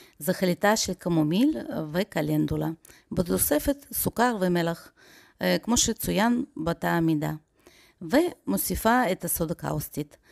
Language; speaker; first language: Hebrew; non-native, fluent; Russian